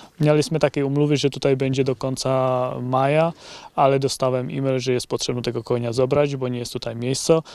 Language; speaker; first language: Polish; non-native, learner; Czech